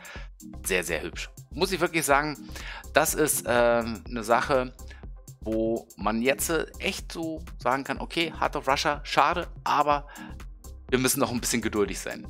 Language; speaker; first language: German; native; German